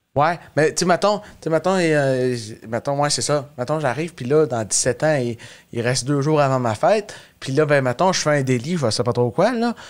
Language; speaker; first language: French; native; French